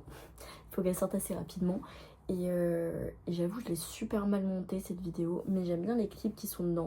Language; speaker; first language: French; native; French